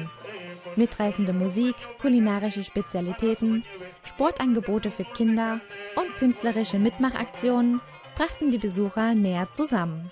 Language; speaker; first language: German; native; German